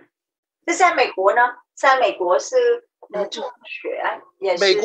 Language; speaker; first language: Chinese; non-native, learner; Vietnamese